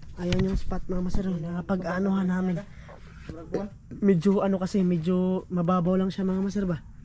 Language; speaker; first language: Filipino; native; Filipino